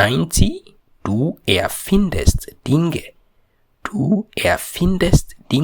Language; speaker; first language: German; non-native, fluent; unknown